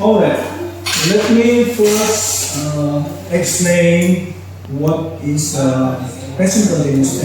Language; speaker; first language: English; non-native, fluent; Indonesian